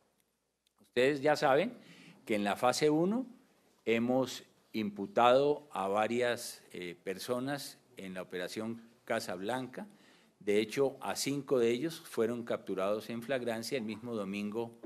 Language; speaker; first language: Spanish; native; Spanish